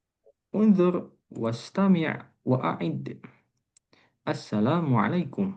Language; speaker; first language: Arabic; non-native, fluent; Indonesian